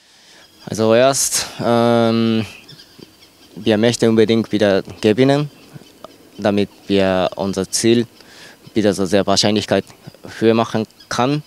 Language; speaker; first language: German; non-native, learner; Japanese